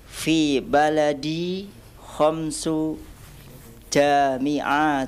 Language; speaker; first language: Arabic; non-native, learner; Indonesian